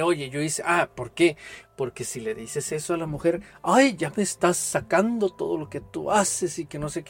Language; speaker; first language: Spanish; native; Spanish